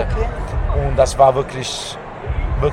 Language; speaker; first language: German; non-native, fluent; Italian